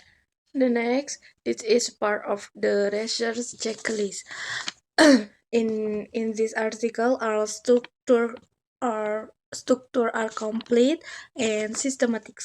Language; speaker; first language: English; non-native, learner; Indonesian